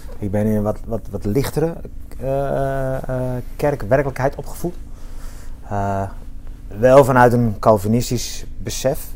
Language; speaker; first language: Dutch; native; Dutch